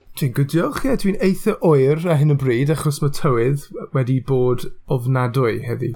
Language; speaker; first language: Welsh; non-native, local second language; English